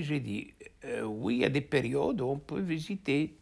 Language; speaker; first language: French; non-native, local second language; Arabic